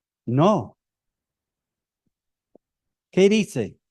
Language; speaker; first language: Spanish; non-native, fluent; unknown